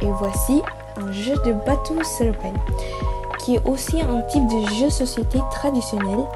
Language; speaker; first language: French; non-native, fluent; Malay